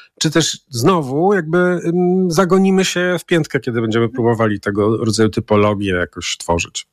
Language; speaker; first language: Polish; native; Polish